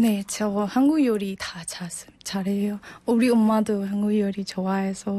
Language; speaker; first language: Korean; non-native, learner; Burmese